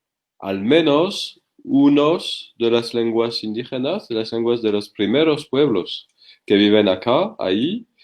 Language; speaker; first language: Spanish; non-native, learner; French